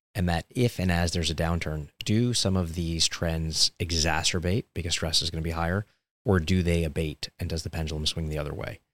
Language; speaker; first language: English; native; English